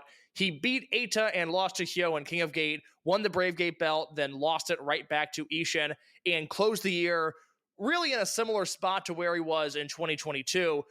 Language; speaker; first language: English; native; English